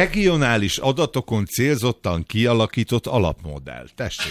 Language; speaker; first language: Hungarian; native; Hungarian